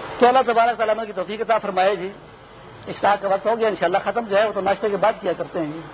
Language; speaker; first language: Urdu; non-native, local second language; Pashto